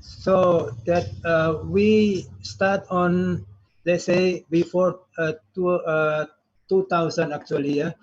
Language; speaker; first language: English; non-native, learner; Indonesian